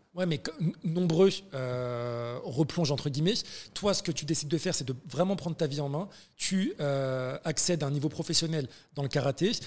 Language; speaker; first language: French; native; French